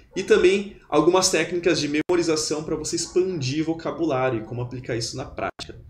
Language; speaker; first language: Portuguese; native; Portuguese